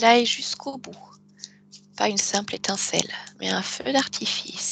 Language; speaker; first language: French; native; French